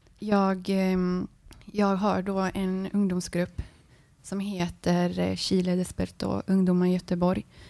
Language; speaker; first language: Swedish; early bilingual, other home language; Spanish